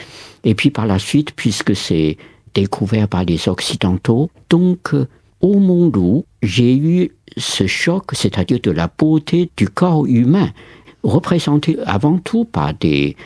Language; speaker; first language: French; non-native, fluent; Chinese